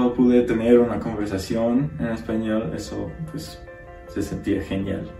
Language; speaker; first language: Spanish; non-native, fluent; English